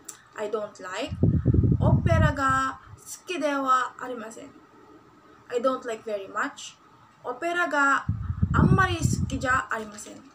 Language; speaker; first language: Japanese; non-native, learner; Filipino